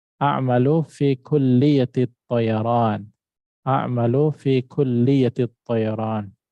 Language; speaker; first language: Arabic; non-native, fluent; Filipino